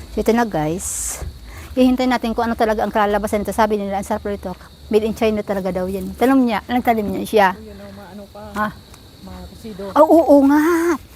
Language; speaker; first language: Filipino; non-native, local second language; Bikol